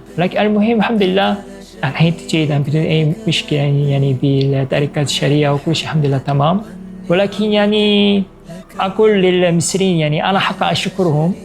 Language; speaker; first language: Arabic; non-native, fluent; Korean